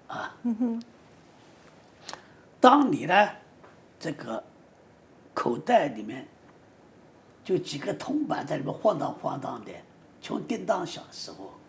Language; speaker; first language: Chinese; native; Chinese